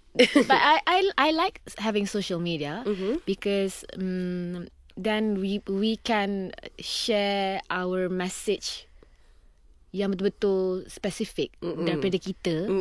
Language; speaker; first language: Malay; native; Malay